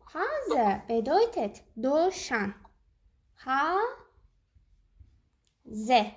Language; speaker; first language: German; non-native, learner; Azerbaijani